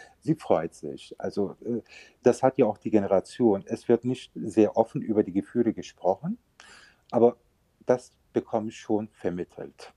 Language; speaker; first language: German; early bilingual, other home language; Turkish